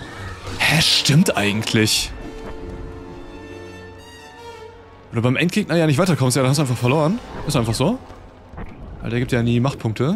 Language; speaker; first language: German; native; German